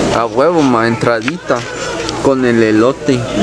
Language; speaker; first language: Spanish; early bilingual, heritage; Spanish